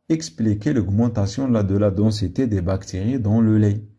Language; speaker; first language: French; non-native, local second language; Arabic